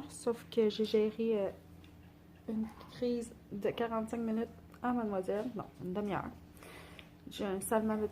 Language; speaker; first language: French; native; French